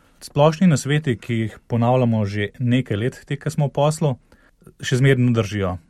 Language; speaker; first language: Slovenian; native; Slovenian